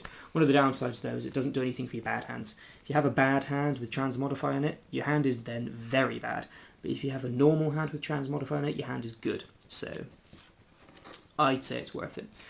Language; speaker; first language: English; native; English